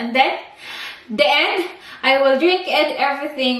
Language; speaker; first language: English; non-native, learner; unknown